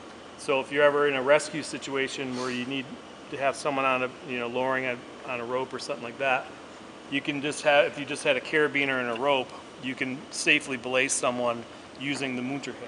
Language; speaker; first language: English; native; English